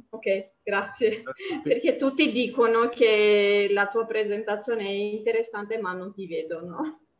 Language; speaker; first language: Italian; non-native, fluent; Armenian